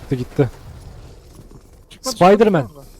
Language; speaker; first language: Turkish; native; Turkish